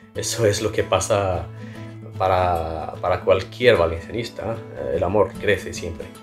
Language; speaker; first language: Spanish; non-native, fluent; Arabic